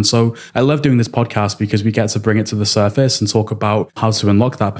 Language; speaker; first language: English; native; English